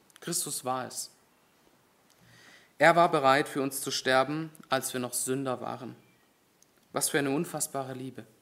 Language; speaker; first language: German; native; German